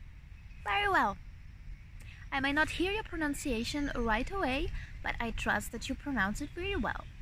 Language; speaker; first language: English; non-native, fluent; Ukrainian